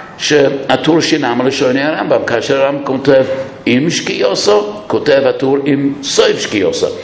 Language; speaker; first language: Hebrew; non-native, fluent; English